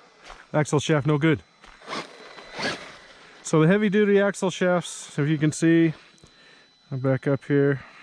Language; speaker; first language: English; native; English